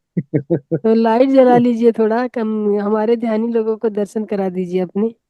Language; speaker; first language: Hindi; native; Hindi